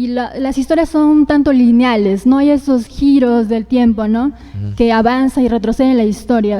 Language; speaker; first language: Spanish; native; Spanish